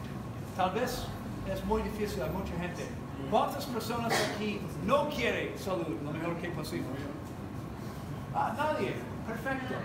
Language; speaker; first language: Spanish; non-native, learner; English